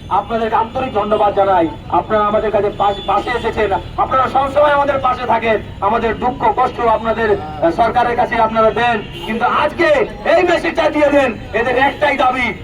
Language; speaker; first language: Bangla; non-native, local second language; Urdu